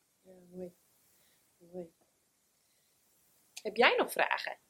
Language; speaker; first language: Dutch; native; Dutch